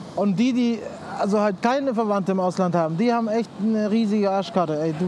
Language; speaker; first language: German; early bilingual, other home language; Spanish